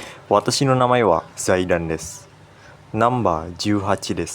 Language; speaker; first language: Japanese; non-native, learner; Indonesian